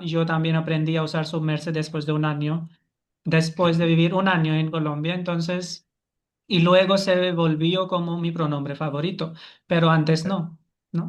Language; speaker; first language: Spanish; non-native, fluent; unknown